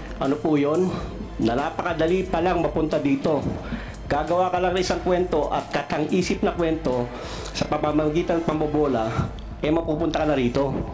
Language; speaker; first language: Filipino; non-native, local second language; Cebuano